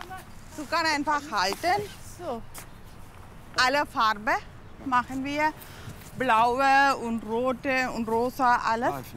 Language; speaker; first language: German; non-native, learner; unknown